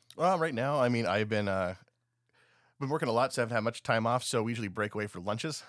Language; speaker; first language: English; native; English